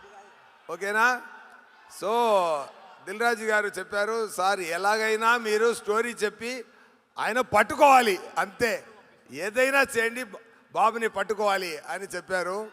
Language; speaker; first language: Telugu; non-native, learner; Tamil